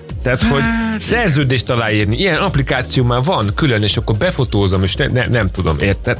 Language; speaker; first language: Hungarian; native; Hungarian